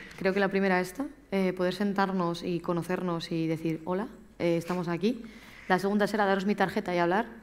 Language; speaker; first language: Spanish; native; Spanish